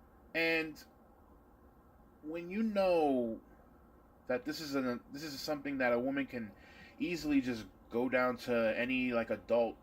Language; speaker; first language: English; native; English